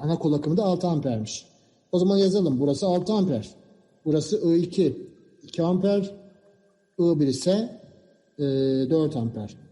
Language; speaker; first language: Turkish; native; Turkish